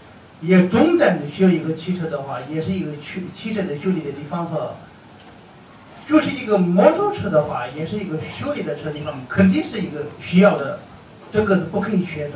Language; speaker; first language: Chinese; non-native, fluent; Tibetan